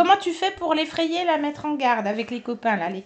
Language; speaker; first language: French; native; French